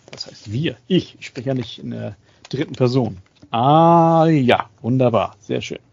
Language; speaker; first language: German; native; German